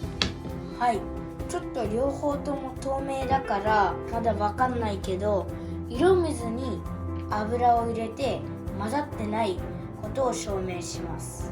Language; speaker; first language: Japanese; early bilingual, other home language; Uyghur